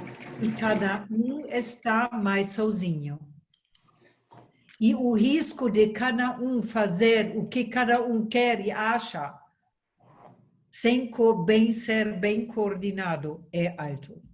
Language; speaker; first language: Portuguese; non-native, fluent; German